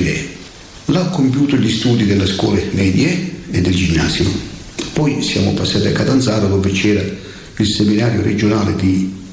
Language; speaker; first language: Italian; native; Italian